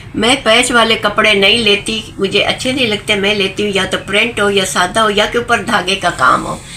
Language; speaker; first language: Urdu; non-native, local second language; Punjabi